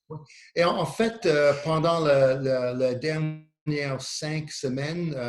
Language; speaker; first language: French; non-native, learner; English